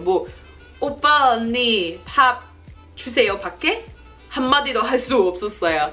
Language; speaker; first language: Korean; non-native, learner; English